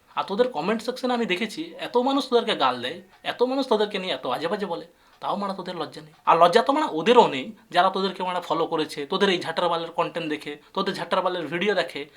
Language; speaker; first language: Bangla; non-native, local second language; Santali